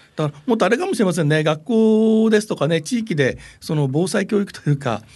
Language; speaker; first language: Japanese; native; Japanese